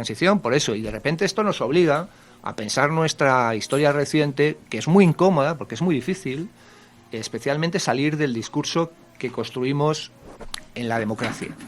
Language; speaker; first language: Spanish; native; Spanish